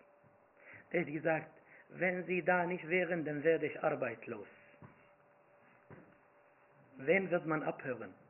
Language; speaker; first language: German; non-native, fluent; Arabic